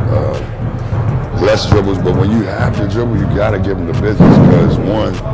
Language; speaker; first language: English; native; English